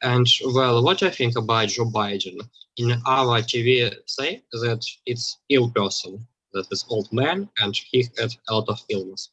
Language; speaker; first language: English; non-native, learner; Russian